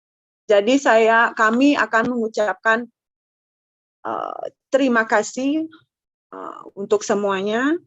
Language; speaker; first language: Indonesian; non-native, local second language; Balinese